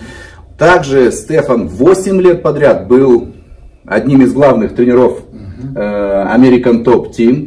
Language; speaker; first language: Russian; native; Russian